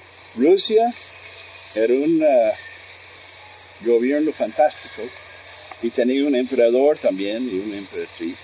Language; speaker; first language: Spanish; non-native, fluent; English